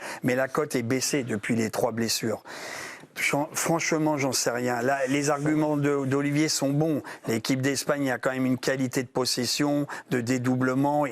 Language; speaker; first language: French; native; French